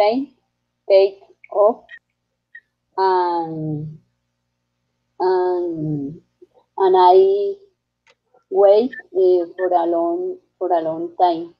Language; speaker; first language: English; non-native, learner; Spanish